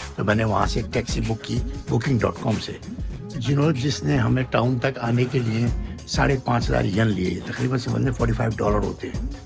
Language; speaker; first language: Urdu; native; Urdu